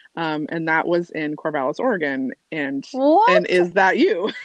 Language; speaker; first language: English; native; English